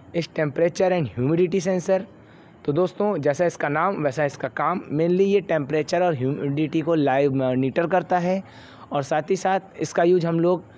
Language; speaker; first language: Hindi; native; Hindi